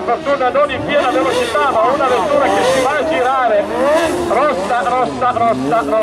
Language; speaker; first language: Italian; native; Italian